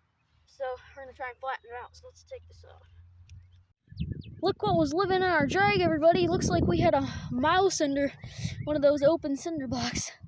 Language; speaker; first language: English; native; English